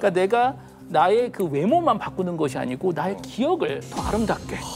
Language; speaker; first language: Korean; native; Korean